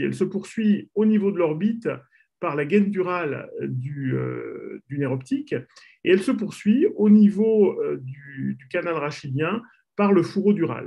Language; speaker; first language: French; native; French